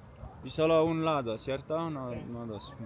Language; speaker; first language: Spanish; non-native, learner; Estonian